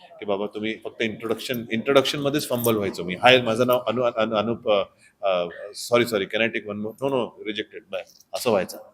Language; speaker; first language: Marathi; non-native, local second language; Hindi